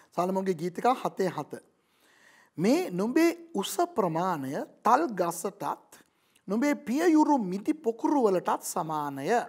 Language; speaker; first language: Sinhala; non-native, local second language; Tamil